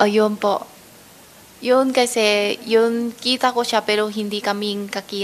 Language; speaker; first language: Filipino; non-native, learner; Chinese